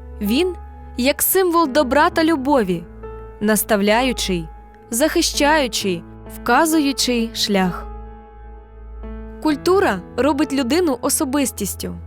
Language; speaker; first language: Ukrainian; native; Ukrainian